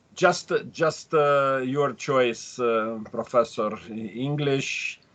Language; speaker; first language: English; non-native, fluent; Lithuanian